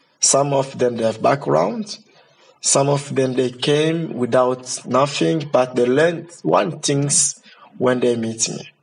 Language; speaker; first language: English; non-native, learner; Lingala